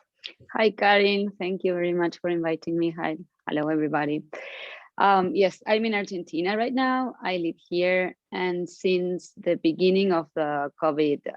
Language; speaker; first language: English; non-native, fluent; Spanish